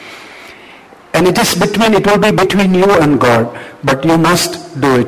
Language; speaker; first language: English; non-native, local second language; Malayalam